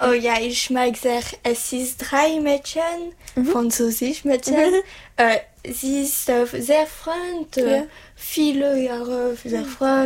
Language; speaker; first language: German; non-native, learner; French